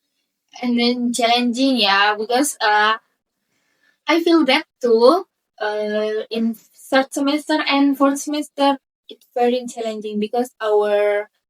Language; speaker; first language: English; non-native, learner; Indonesian